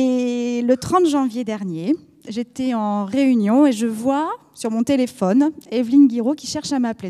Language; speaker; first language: French; native; French